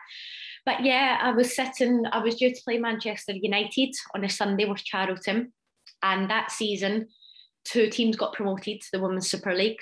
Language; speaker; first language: English; native; English